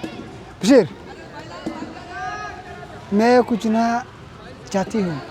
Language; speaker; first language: Hindi; non-native, learner; Somali